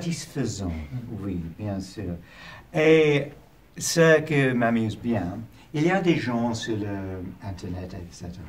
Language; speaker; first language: French; non-native, learner; English